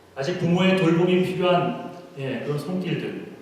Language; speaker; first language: Korean; native; Korean